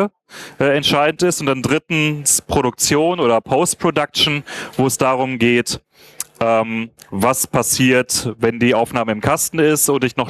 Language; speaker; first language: German; native; German